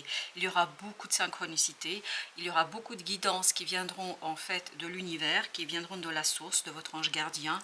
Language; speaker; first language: French; native; French